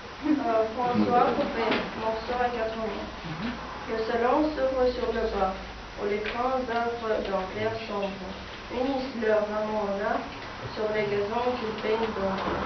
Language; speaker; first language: French; non-native, learner; Russian